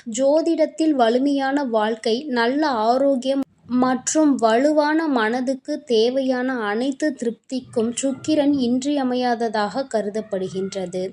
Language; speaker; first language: Tamil; native; Tamil